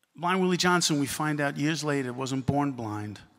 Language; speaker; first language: English; native; English